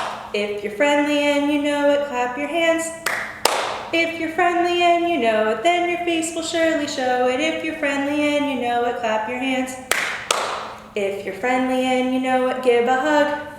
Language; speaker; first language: English; native; English